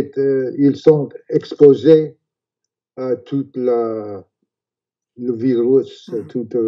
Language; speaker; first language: French; non-native, fluent; English